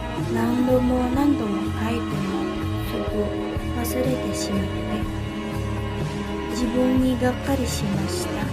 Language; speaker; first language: Japanese; non-native, learner; Indonesian